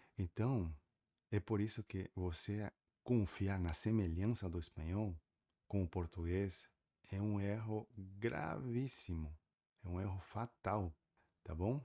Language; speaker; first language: Portuguese; non-native, fluent; Spanish